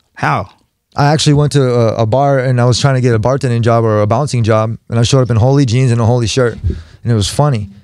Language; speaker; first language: English; native; English